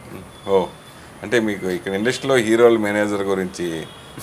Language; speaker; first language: Telugu; native; Telugu